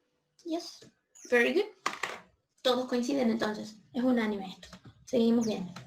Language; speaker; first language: Spanish; native; Spanish